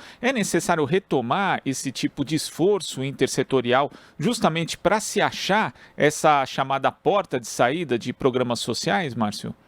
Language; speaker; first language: Portuguese; native; Portuguese